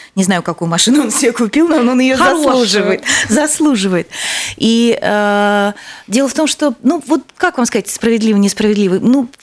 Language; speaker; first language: Russian; native; Russian